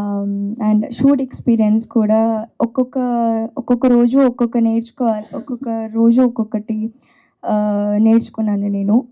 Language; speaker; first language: Telugu; non-native, learner; Tamil